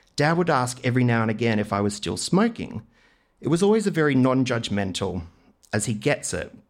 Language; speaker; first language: English; native; English